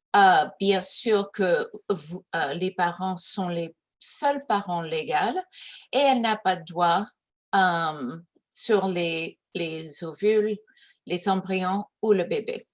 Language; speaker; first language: French; early bilingual, heritage; English